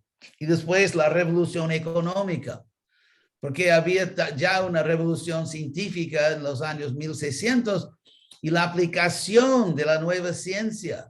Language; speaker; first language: Spanish; non-native, fluent; English